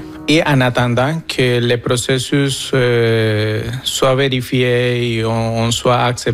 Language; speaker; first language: French; non-native, fluent; Spanish